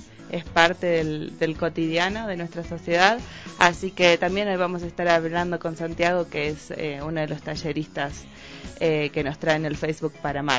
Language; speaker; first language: Spanish; native; Spanish